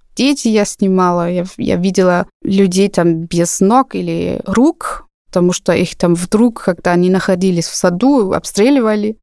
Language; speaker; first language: Russian; non-native, fluent; German